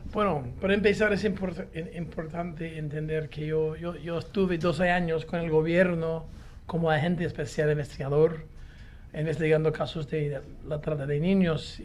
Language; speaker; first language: Spanish; non-native, fluent; English